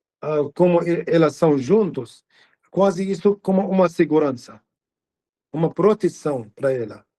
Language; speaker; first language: Portuguese; non-native, fluent; Arabic